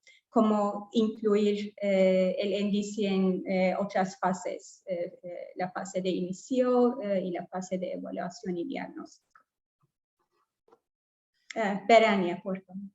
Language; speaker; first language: Spanish; non-native, fluent; English